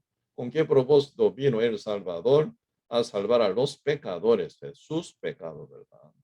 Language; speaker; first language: Spanish; non-native, fluent; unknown